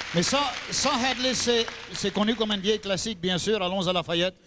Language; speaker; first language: French; native; French